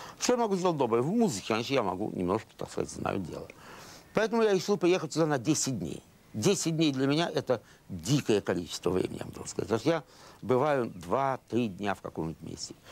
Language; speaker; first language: Russian; native; Russian